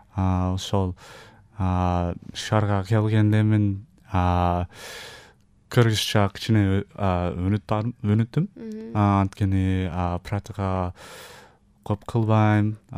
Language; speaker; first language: Kyrgyz; non-native, learner; English